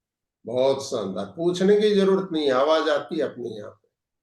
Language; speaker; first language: Hindi; native; Hindi